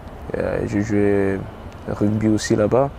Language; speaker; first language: French; non-native, learner; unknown